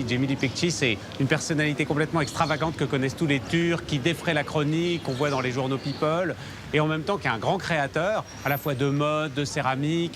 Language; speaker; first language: French; native; French